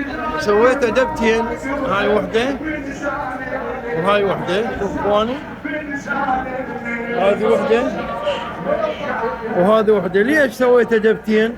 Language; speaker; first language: Arabic; native; Arabic